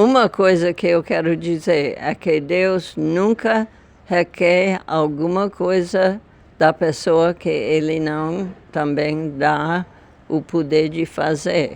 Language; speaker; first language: Portuguese; non-native, fluent; English